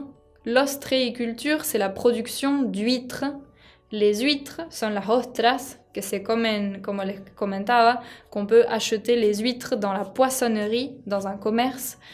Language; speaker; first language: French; non-native, fluent; Spanish